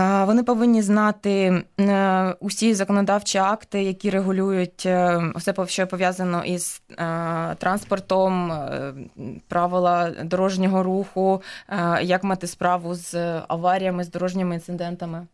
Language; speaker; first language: Ukrainian; native; Ukrainian